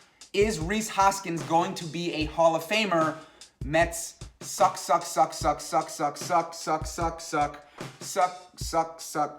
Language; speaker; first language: English; native; English